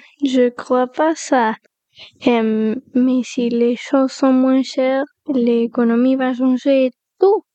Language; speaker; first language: French; non-native, learner; Spanish